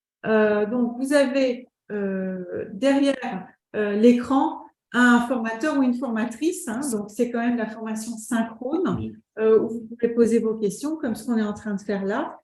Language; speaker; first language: French; native; French